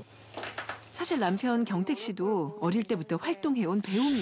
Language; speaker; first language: Korean; native; Korean